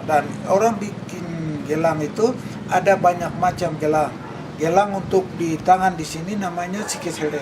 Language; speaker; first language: Indonesian; non-native, local second language; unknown